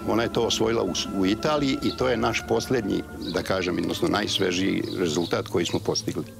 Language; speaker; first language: Bosnian; native; Bosnian